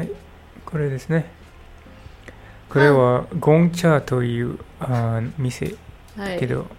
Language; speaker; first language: Japanese; non-native, learner; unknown